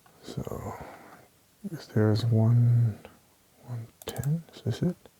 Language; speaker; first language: English; non-native, fluent; Dutch